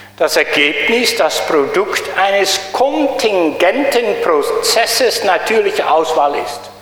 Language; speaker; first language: German; native; German